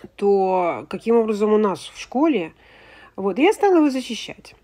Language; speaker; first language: Russian; native; Russian